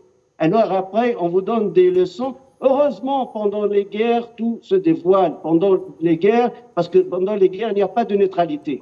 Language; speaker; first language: French; non-native, fluent; Arabic